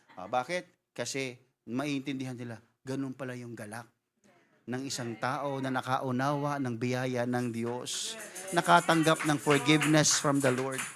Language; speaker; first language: Filipino; non-native, local second language; Cebuano